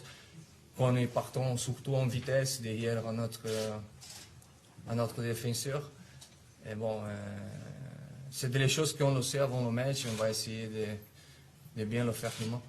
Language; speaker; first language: French; non-native, fluent; Italian